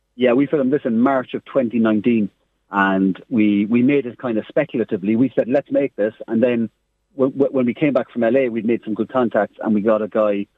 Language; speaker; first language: English; native; English